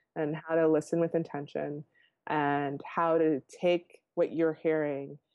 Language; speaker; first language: English; native; English